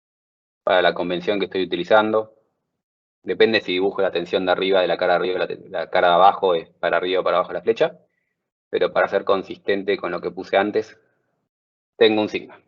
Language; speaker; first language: Spanish; native; Spanish